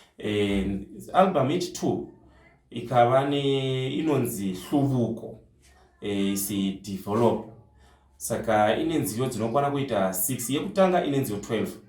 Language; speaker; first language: Shona; non-native, local second language; Tsonga